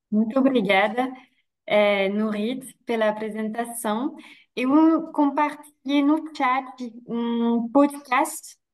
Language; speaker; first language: Portuguese; non-native, fluent; French